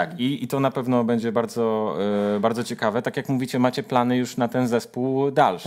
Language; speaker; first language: Polish; native; Polish